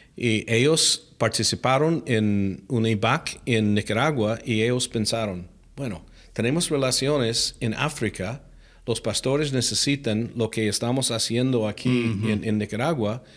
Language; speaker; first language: Spanish; non-native, fluent; English